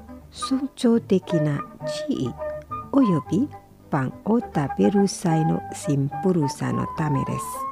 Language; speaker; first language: Japanese; non-native, fluent; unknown